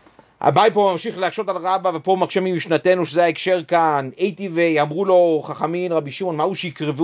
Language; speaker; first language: Hebrew; native; Hebrew